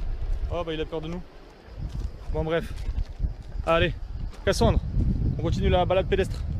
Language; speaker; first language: French; native; French